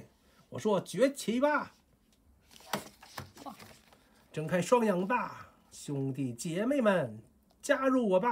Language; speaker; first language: Chinese; native; Chinese